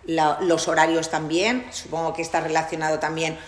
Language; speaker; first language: Spanish; non-native, local second language; Catalan